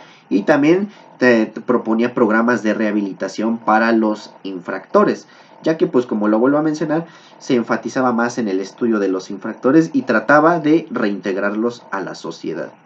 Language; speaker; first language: Spanish; native; Spanish